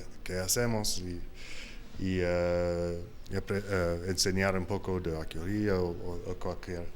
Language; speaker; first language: Spanish; non-native, learner; English